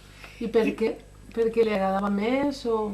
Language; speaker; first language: Catalan; native; Catalan